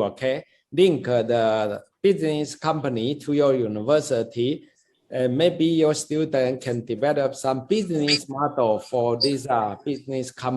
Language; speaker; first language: English; non-native, fluent; Chinese